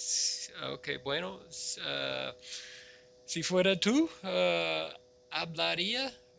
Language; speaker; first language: Spanish; non-native, learner; English